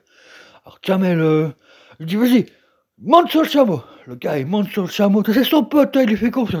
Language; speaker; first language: French; native; French